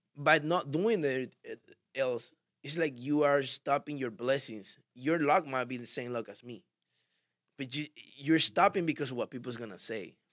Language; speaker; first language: English; early bilingual, other home language; Spanish